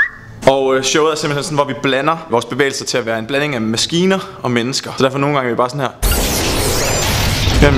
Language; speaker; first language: Danish; native; Danish